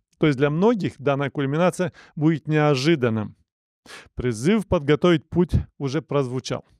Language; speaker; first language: Russian; non-native, local second language; Romanian